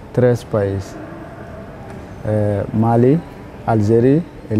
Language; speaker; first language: Spanish; non-native, learner; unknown